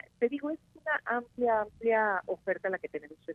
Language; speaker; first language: Spanish; native; Spanish